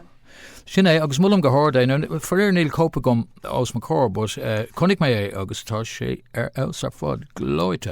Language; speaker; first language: Irish; non-native, local second language; English